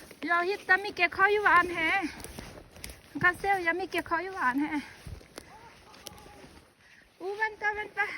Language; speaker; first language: Swedish; non-native, learner; Thai